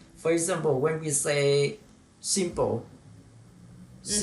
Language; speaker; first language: English; non-native, learner; Vietnamese